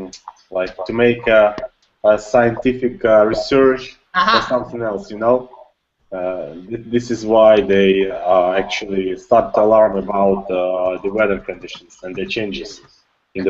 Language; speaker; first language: English; non-native, learner; Russian